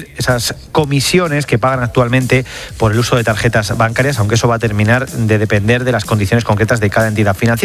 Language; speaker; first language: Spanish; native; Spanish